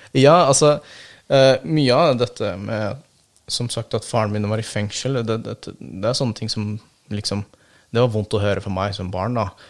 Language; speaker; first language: Norwegian; early bilingual, other home language; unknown